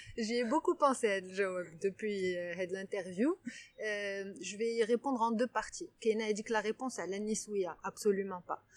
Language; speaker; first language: French; non-native, local second language; Arabic